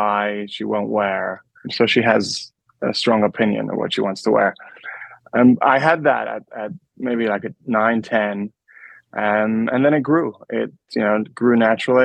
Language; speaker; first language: English; native; English